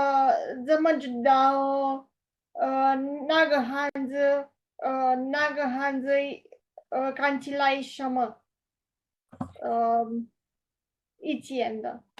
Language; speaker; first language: Chinese; non-native, learner; Romanian